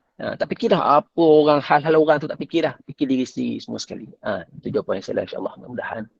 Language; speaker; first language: Malay; native; Malay